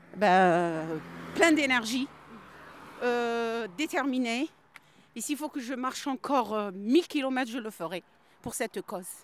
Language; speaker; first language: French; non-native, local second language; Arabic